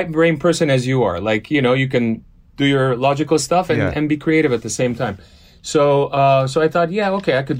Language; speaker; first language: English; early bilingual, other home language; Armenian